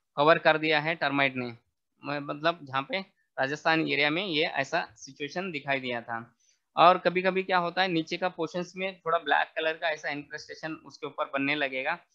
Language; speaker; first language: Hindi; non-native, local second language; Marathi